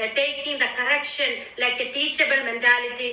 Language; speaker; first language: English; non-native, local second language; Malayalam